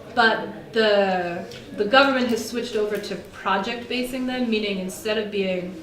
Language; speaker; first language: English; native; English